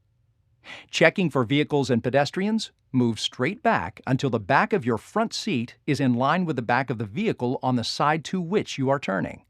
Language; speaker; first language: English; native; English